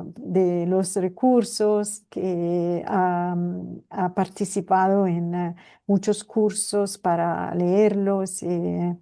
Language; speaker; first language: Spanish; non-native, fluent; Italian